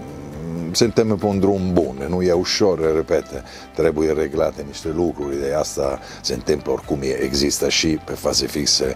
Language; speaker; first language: Romanian; non-native, learner; Italian